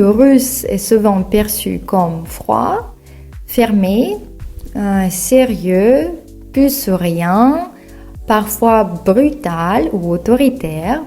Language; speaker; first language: French; non-native, fluent; Russian